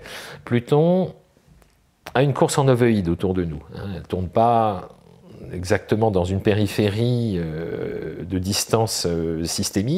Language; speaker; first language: French; native; French